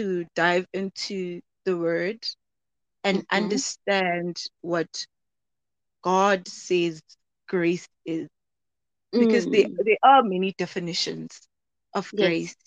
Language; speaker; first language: English; non-native, local second language; Zulu